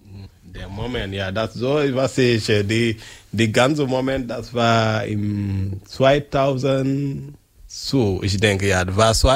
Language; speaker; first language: German; non-native, learner; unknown